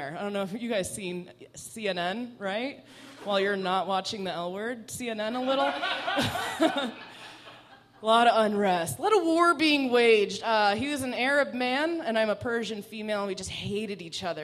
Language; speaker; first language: English; non-native, fluent; Persian